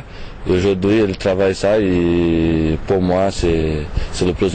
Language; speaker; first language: French; non-native, fluent; Portuguese